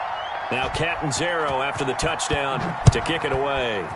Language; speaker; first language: English; native; English